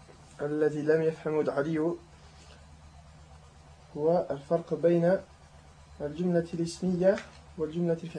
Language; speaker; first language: Arabic; non-native, learner; French